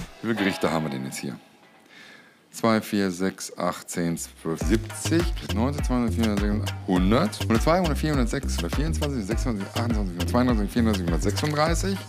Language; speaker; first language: German; native; German